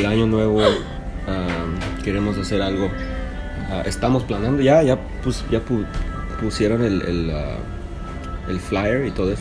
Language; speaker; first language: Spanish; early bilingual, heritage; Spanish